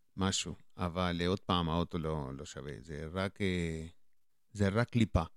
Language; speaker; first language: Hebrew; non-native, fluent; Spanish